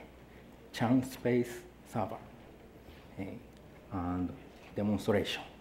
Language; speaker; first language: English; non-native, learner; Japanese